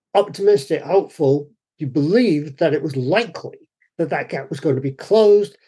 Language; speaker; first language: English; native; English